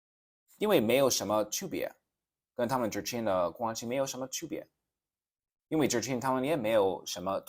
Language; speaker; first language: Chinese; non-native, fluent; English